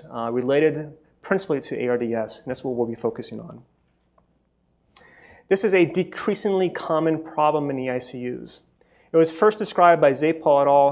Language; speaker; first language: English; native; English